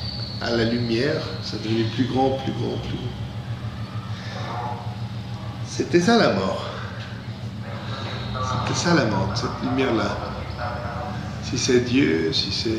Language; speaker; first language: French; non-native, fluent; English